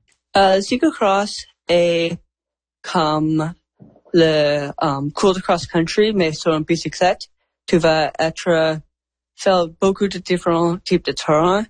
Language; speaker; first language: French; non-native, learner; English